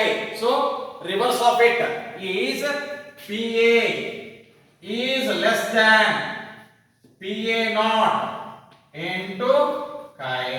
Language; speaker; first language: English; non-native, local second language; Kannada